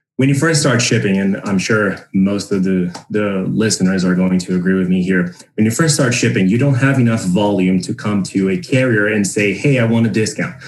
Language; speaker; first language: English; non-native, fluent; Portuguese